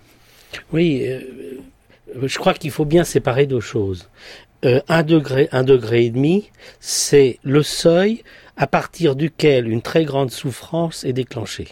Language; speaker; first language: French; native; French